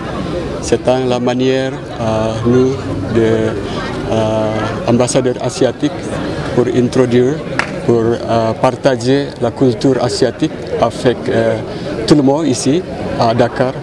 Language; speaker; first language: French; non-native, learner; Indonesian